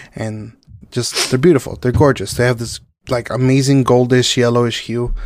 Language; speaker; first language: English; non-native, fluent; Spanish